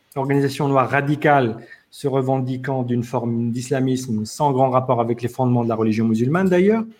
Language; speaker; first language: French; non-native, local second language; Arabic